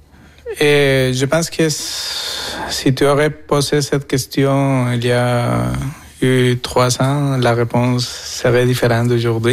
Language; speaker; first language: French; non-native, fluent; Spanish